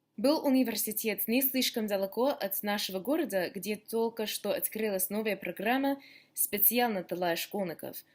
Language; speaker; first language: Russian; non-native, learner; English